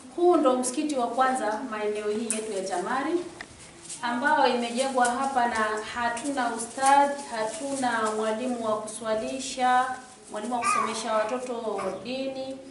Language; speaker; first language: Swahili; native; Swahili